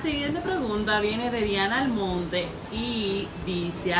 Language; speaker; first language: Spanish; native; Spanish